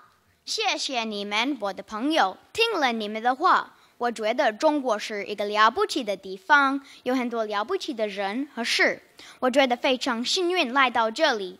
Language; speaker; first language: Chinese; non-native, learner; English